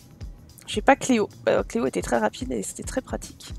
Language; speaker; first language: French; native; French